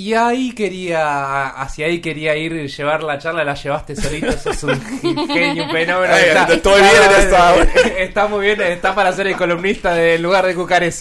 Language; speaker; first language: Spanish; native; Spanish